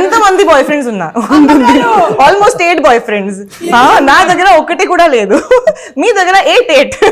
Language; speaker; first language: Telugu; non-native, learner; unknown